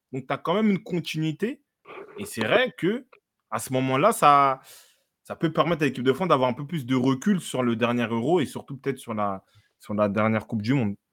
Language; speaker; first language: French; native; French